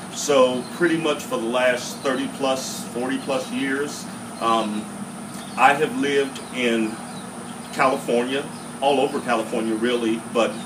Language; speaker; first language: English; native; English